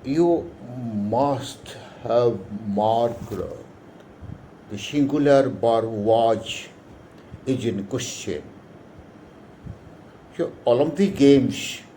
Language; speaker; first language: English; non-native, local second language; Odia